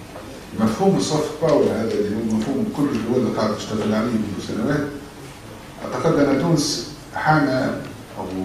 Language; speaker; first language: Arabic; native; Arabic